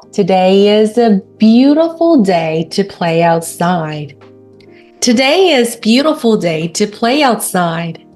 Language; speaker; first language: English; non-native, fluent; Korean